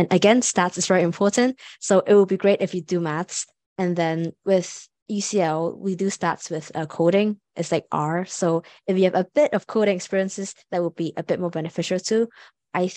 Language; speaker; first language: English; non-native, local second language; Cantonese